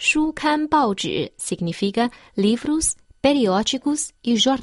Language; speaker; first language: Portuguese; non-native, fluent; Chinese